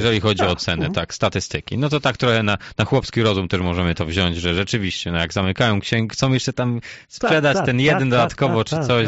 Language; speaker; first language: Polish; native; Polish